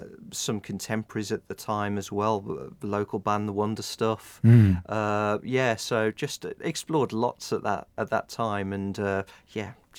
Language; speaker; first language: English; native; English